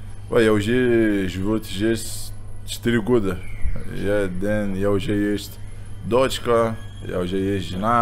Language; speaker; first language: Russian; non-native, learner; Portuguese